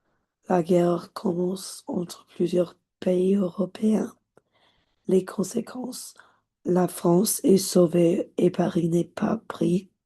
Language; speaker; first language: French; non-native, learner; English